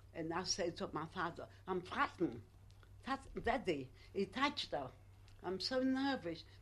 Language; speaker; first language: English; non-native, learner; Polish